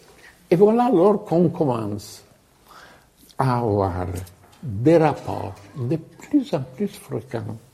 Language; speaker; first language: French; non-native, fluent; Italian